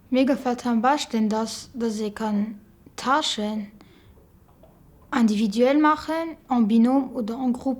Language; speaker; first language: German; non-native, learner; French